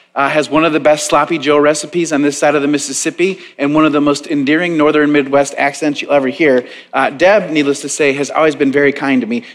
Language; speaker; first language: English; native; English